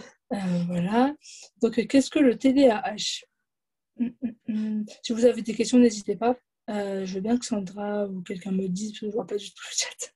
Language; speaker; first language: French; native; French